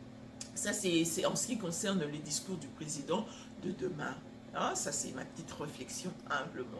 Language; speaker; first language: French; non-native, local second language; Lingala